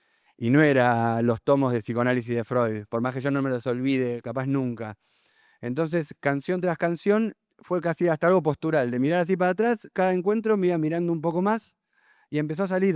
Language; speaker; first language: Spanish; native; Spanish